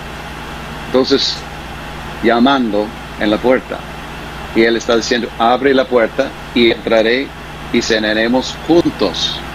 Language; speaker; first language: Spanish; non-native, fluent; English